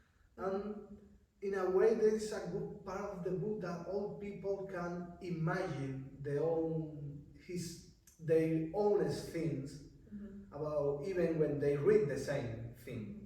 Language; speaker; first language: English; non-native, learner; Spanish